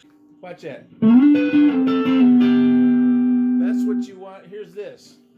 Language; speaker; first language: English; native; English